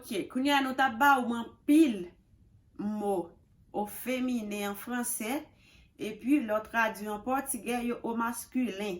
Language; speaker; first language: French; non-native, local second language; Haitian Creole